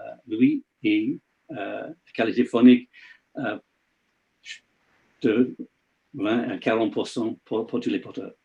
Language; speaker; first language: French; non-native, learner; English